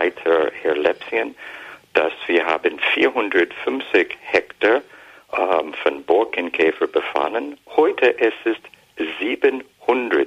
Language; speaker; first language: German; non-native, fluent; English